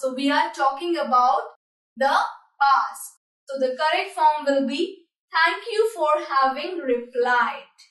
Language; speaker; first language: English; non-native, local second language; Hindi